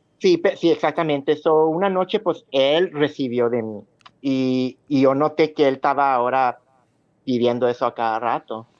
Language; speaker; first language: Spanish; early bilingual, heritage; Spanish